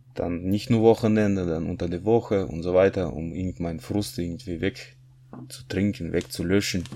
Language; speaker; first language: German; non-native, fluent; Russian